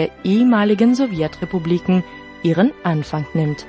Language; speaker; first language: German; non-native, fluent; Russian